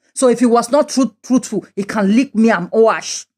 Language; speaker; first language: English; non-native, local second language; Yoruba